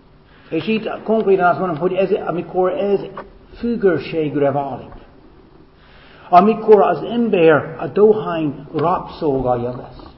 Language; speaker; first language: Hungarian; non-native, fluent; English